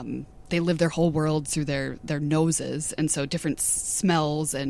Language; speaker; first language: English; native; English